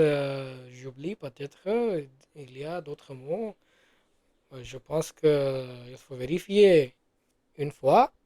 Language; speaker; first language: French; non-native, learner; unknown